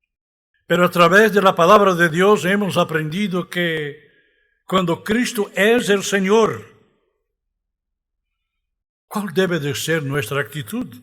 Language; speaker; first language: Spanish; non-native, fluent; Portuguese